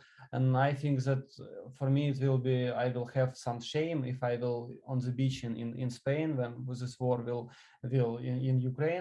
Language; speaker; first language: English; non-native, learner; Ukrainian